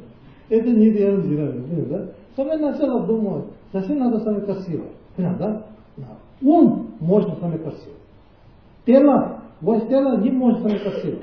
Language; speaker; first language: Russian; non-native, learner; Tibetan